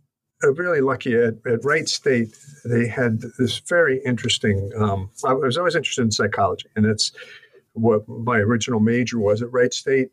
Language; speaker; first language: English; native; English